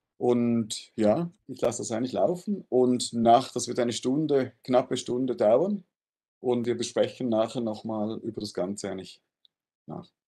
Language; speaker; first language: German; native; German